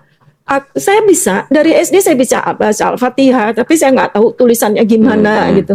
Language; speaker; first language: Indonesian; native; Indonesian